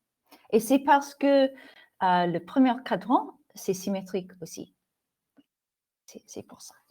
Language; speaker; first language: French; non-native, fluent; English